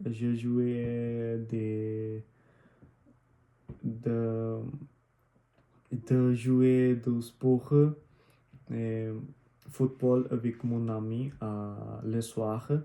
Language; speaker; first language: French; non-native, learner; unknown